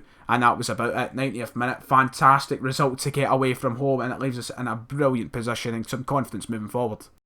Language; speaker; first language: English; native; English